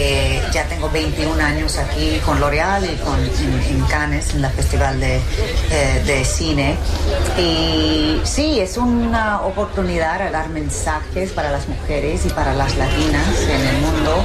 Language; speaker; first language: Spanish; early bilingual, heritage; English